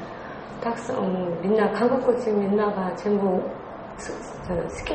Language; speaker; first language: Japanese; non-native, learner; Korean